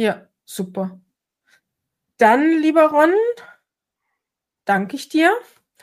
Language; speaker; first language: German; native; German